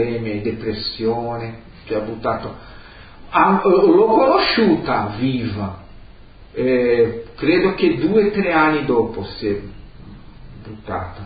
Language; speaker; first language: Italian; early bilingual, heritage; Italian